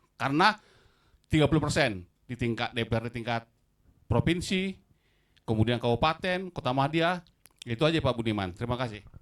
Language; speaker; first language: Indonesian; native; Indonesian